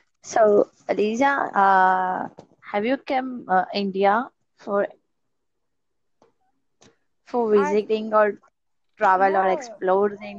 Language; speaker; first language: English; non-native, learner; Gujarati